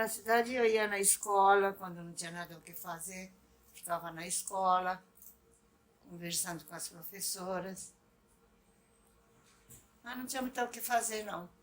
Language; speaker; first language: Portuguese; non-native, local second language; Japanese